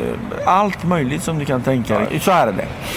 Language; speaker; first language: Swedish; non-native, fluent; Persian